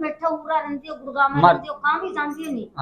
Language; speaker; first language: Hindi; non-native, local second language; Haryanvi